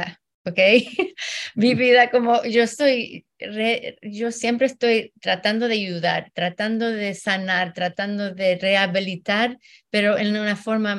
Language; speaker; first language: Spanish; early bilingual, heritage; Spanish